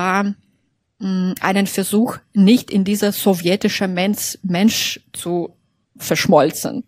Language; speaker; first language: German; non-native, fluent; Belarusian